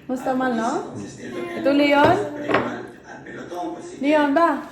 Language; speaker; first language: Spanish; non-native, learner; Filipino